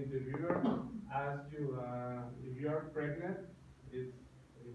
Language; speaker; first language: English; non-native, learner; Spanish